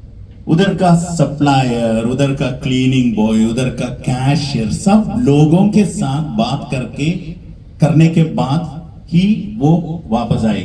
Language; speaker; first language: Hindi; non-native, learner; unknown